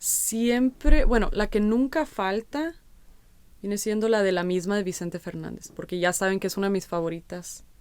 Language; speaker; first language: Spanish; early bilingual, heritage; Spanish